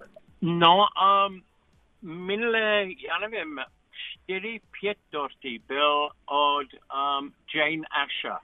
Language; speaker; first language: Czech; non-native, learner; English